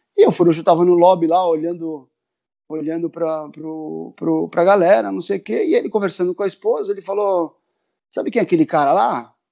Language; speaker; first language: Portuguese; early bilingual, other home language; Spanish